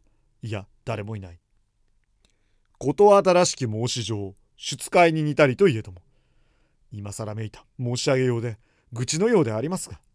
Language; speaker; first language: Japanese; native; Japanese